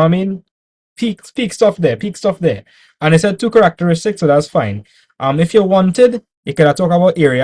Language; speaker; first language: English; native; English